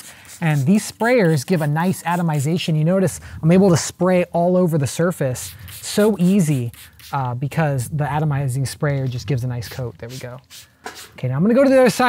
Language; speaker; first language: English; native; English